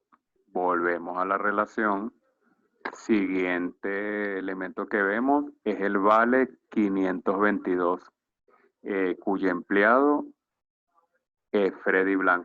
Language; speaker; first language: Spanish; native; Spanish